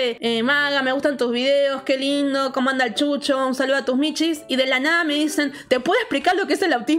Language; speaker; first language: Spanish; native; Spanish